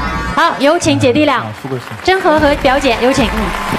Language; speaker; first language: Chinese; native; Chinese